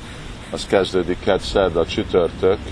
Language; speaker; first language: Hungarian; early bilingual, heritage; Hungarian